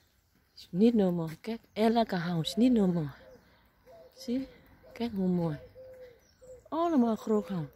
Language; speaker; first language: Dutch; non-native, learner; Thai